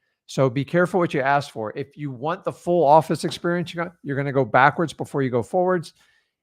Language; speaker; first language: English; native; English